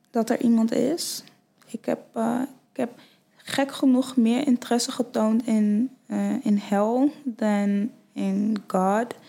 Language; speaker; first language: Dutch; early bilingual, other home language; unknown